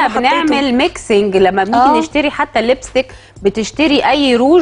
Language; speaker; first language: Arabic; native; Arabic